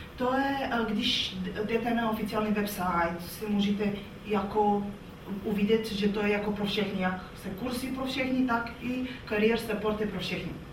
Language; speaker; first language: Czech; non-native, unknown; Bulgarian